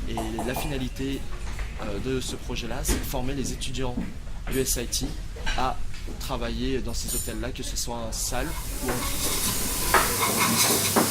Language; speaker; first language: French; native; French